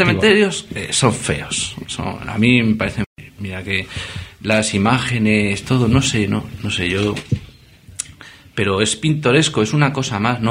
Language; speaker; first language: Spanish; native; Spanish